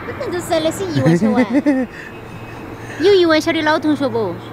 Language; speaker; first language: Chinese; native; Chinese